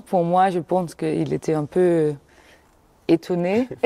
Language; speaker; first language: French; non-native, fluent; Danish